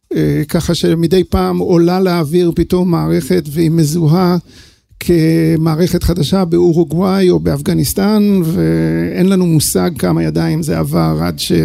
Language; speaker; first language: Hebrew; early bilingual, other home language; English